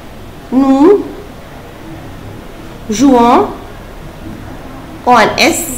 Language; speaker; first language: French; non-native, fluent; Arabic